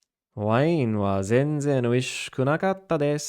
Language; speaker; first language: Japanese; non-native, learner; English